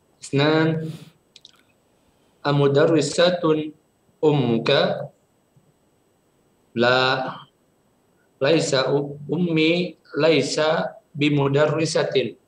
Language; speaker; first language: Arabic; non-native, learner; Indonesian